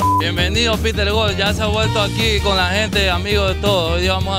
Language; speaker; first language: Spanish; native; Spanish